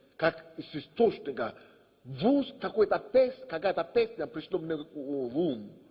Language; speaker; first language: Russian; non-native, fluent; Yoruba